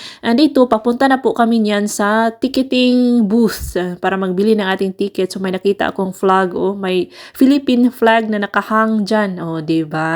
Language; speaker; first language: Filipino; non-native, local second language; Cebuano